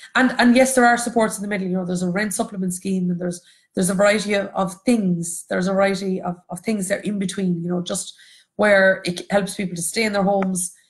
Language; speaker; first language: English; native; English